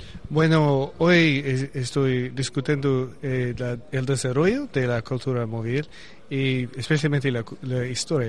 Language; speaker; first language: Spanish; non-native, learner; English